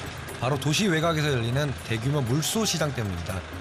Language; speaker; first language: Korean; native; Korean